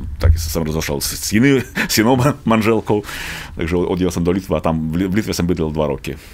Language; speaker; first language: Czech; non-native, learner; Russian